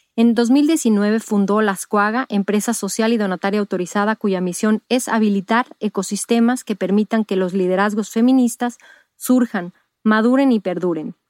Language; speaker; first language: Spanish; native; Spanish